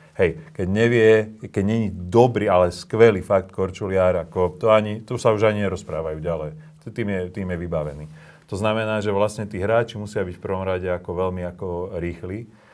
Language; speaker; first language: Slovak; native; Slovak